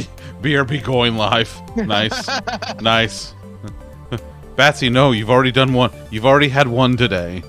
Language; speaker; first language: English; native; English